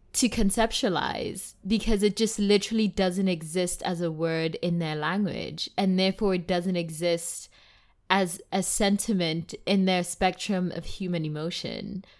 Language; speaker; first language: English; non-native, local second language; Tswana